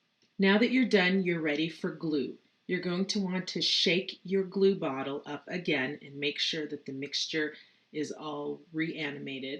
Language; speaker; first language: English; native; English